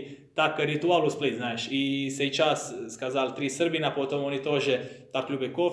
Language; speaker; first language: Russian; non-native, learner; Croatian